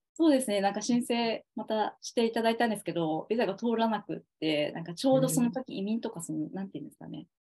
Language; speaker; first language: Japanese; native; Japanese